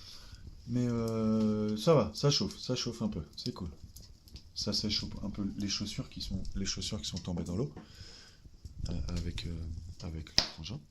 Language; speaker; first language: French; native; French